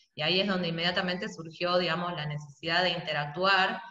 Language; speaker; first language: Spanish; native; Spanish